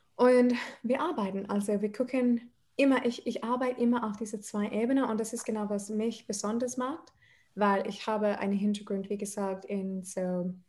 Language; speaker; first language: German; non-native, fluent; English